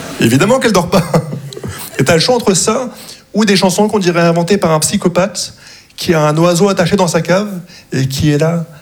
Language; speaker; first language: French; early bilingual, other home language; Arabic